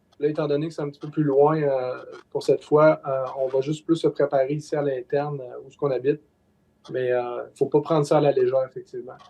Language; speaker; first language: French; native; French